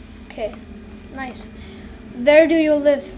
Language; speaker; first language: English; non-native, learner; German